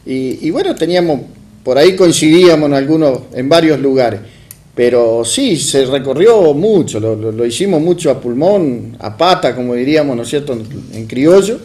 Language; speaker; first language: Spanish; native; Spanish